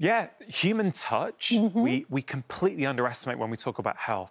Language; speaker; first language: English; native; English